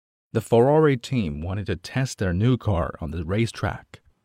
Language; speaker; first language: English; non-native, fluent; Chinese